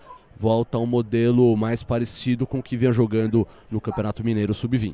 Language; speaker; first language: Portuguese; native; Portuguese